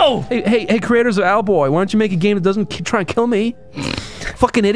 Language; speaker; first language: English; native; English